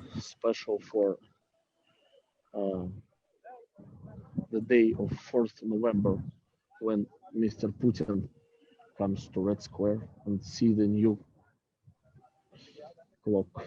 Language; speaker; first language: English; non-native, learner; Russian